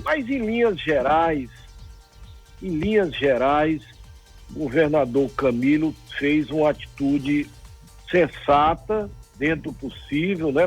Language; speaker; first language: Portuguese; native; Portuguese